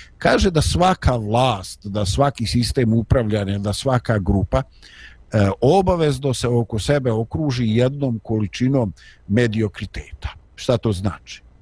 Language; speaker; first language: Bosnian; native; Bosnian